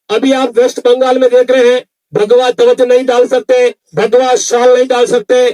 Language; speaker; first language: Hindi; non-native, local second language; Kannada